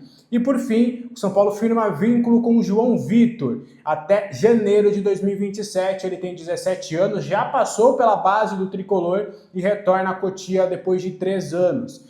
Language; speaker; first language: Portuguese; native; Portuguese